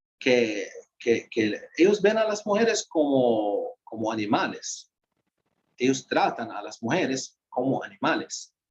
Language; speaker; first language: Spanish; non-native, fluent; Arabic